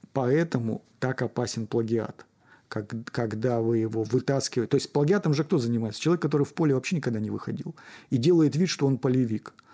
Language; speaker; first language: Russian; native; Russian